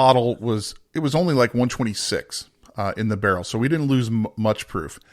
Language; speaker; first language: English; native; English